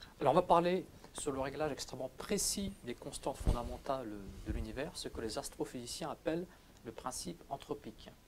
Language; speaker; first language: French; native; French